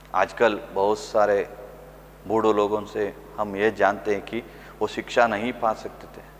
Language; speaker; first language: Hindi; non-native, local second language; Kannada